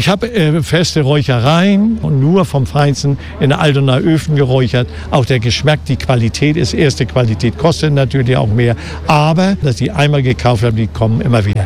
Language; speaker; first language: German; native; German